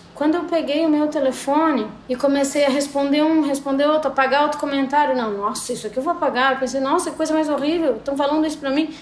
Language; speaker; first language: Portuguese; native; Portuguese